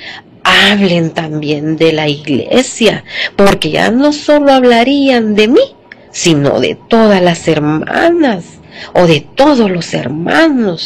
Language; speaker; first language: Spanish; native; Spanish